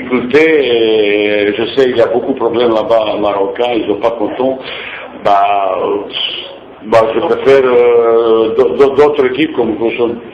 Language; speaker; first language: French; non-native, fluent; Bosnian